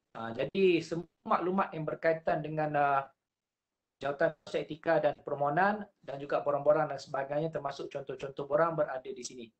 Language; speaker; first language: Malay; native; Malay